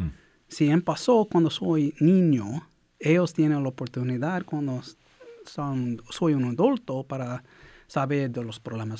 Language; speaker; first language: Spanish; early bilingual, heritage; English